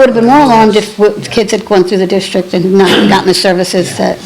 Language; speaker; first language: English; native; English